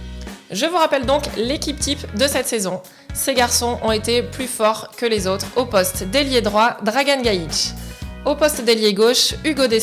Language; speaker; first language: French; native; French